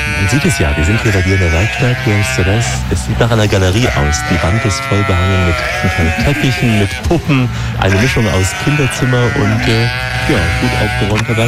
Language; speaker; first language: German; native; German